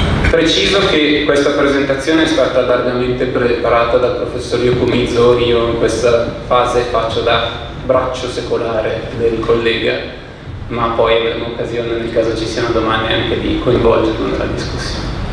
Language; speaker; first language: Italian; native; Italian